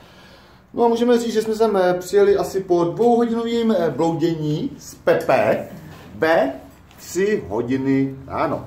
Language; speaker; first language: Czech; native; Czech